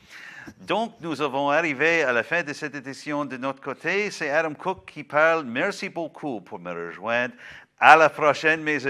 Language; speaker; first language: French; non-native, local second language; English